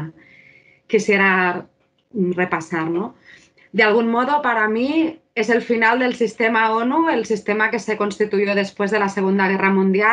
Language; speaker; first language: Spanish; native; Spanish